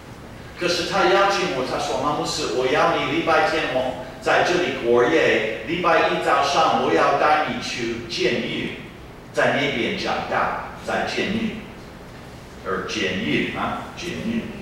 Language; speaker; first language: Chinese; non-native, fluent; English